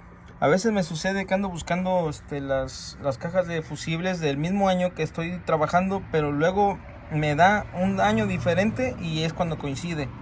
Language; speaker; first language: Spanish; native; Spanish